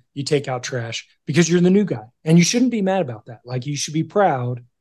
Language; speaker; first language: English; native; English